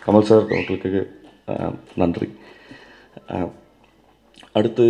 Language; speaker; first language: Tamil; native; Tamil